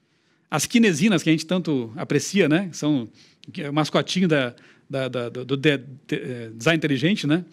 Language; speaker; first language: Portuguese; native; Portuguese